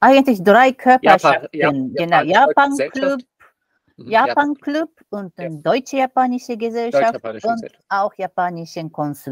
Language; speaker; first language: German; non-native, fluent; Japanese